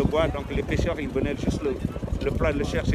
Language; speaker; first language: French; non-native, local second language; Wolof